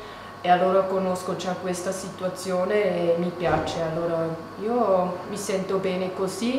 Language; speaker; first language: Italian; non-native, learner; German